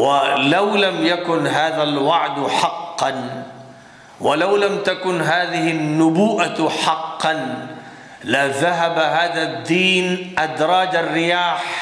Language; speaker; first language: Arabic; non-native, fluent; Urdu